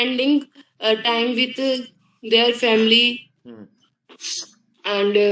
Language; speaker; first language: English; non-native, learner; Hindi